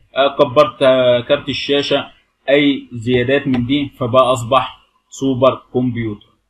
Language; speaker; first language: Arabic; native; Arabic